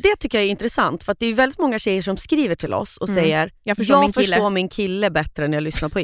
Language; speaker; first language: Swedish; native; Swedish